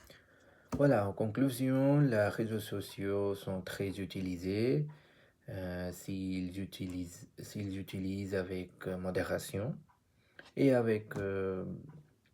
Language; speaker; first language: French; non-native, learner; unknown